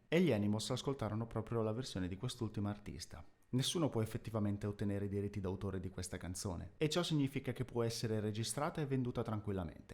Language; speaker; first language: Italian; native; Italian